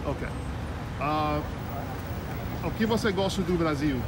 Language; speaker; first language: Portuguese; non-native, learner; English